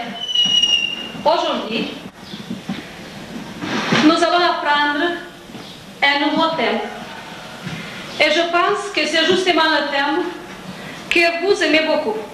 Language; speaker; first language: French; non-native, fluent; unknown